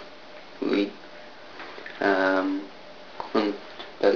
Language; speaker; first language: French; non-native, learner; English